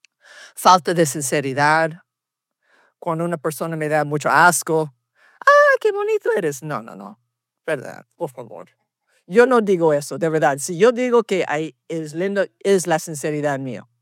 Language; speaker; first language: Spanish; early bilingual, heritage; Spanish